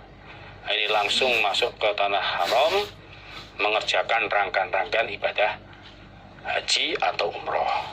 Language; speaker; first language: Indonesian; non-native, local second language; Javanese